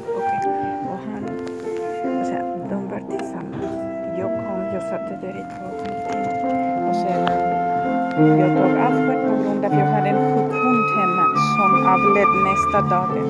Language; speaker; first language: Swedish; non-native, fluent; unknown